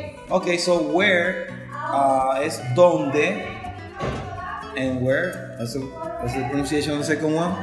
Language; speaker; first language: English; non-native, fluent; Spanish